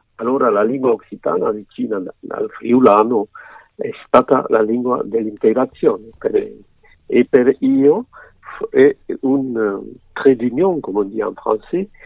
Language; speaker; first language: Italian; early bilingual, other home language; French